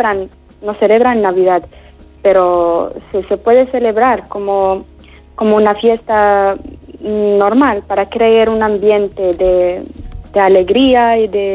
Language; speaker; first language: Spanish; non-native, fluent; Arabic